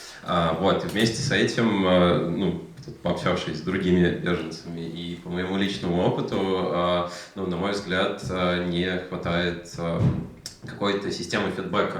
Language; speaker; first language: Russian; native; Russian